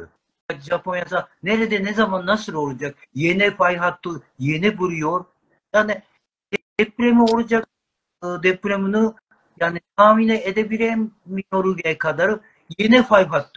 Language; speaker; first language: Turkish; non-native, learner; Japanese